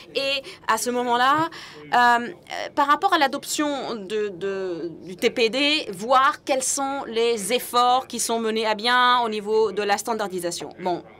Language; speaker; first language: French; non-native, fluent; English